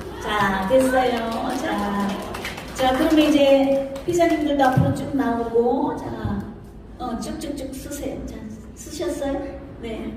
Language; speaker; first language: Korean; native; Korean